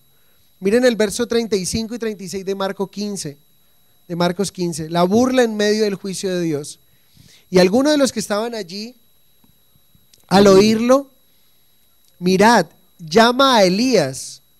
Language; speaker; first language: Spanish; native; Spanish